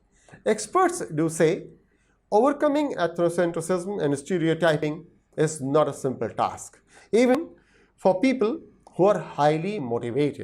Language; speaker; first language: English; non-native, local second language; Hindi